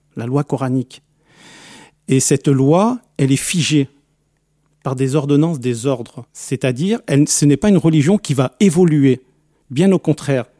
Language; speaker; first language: French; native; French